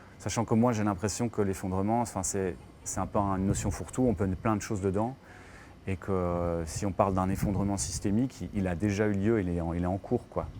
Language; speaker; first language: French; native; French